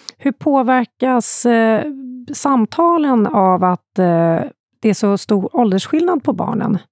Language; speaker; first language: Swedish; native; Swedish